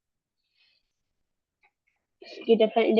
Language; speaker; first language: English; non-native, learner; Thai